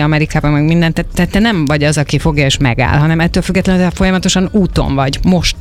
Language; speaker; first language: Hungarian; native; Hungarian